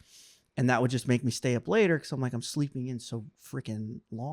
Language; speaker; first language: English; native; English